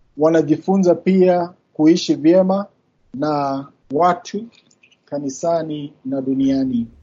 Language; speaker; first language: Swahili; non-native, local second language; Kikuyu